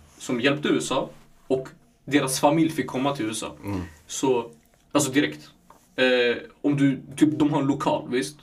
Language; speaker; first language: Swedish; native; Swedish